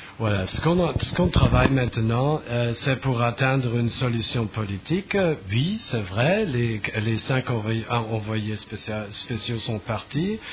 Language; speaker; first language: French; non-native, fluent; German